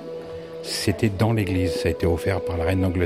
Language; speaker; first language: French; native; French